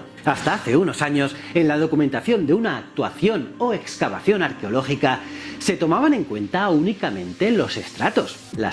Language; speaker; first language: Spanish; native; Spanish